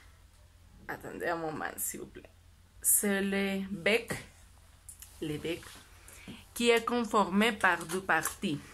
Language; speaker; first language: French; non-native, learner; Spanish